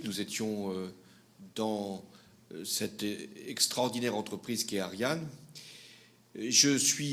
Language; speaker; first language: French; native; French